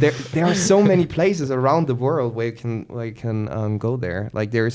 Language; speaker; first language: English; non-native, fluent; German